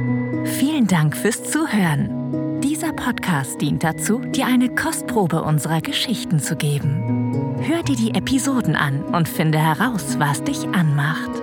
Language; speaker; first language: German; native; German